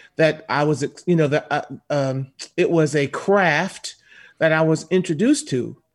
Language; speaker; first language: English; native; English